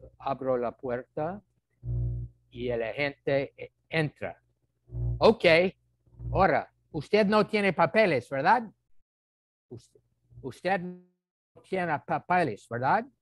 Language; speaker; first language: Spanish; non-native, fluent; English